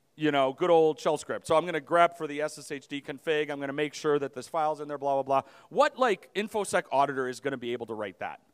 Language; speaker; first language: English; native; English